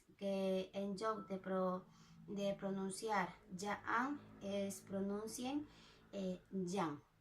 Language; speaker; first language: Catalan; non-native, local second language; Spanish